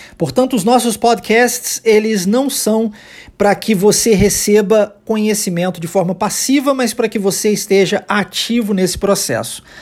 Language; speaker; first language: Portuguese; early bilingual, heritage; English